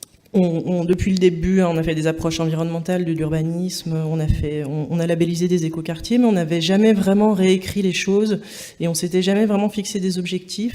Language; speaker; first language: French; native; French